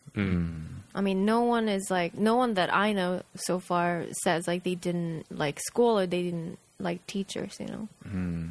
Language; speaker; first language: English; non-native, fluent; Japanese